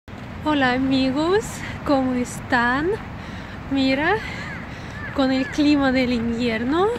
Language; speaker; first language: Spanish; non-native, fluent; Russian